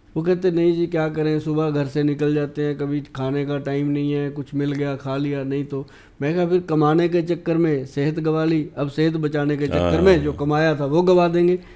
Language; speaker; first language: Hindi; native; Hindi